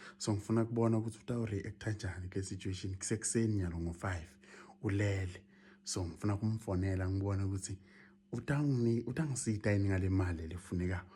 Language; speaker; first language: Zulu; non-native, local second language; Swati